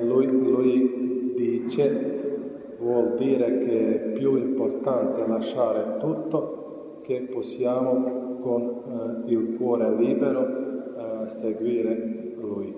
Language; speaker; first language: Italian; non-native, fluent; Croatian